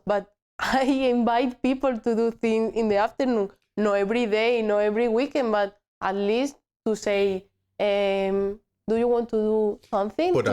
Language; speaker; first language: English; non-native, learner; Spanish